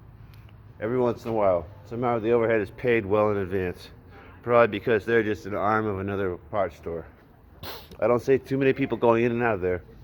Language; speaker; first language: English; native; English